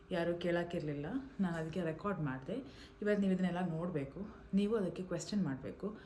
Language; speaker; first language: Kannada; non-native, local second language; Malayalam